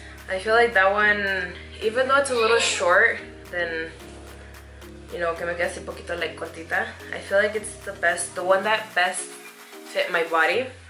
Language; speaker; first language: English; early bilingual, other home language; Spanish